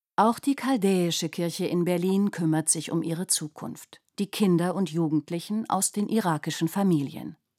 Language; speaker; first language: German; native; German